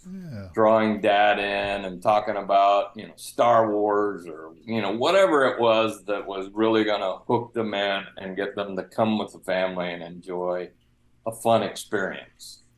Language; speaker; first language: English; native; English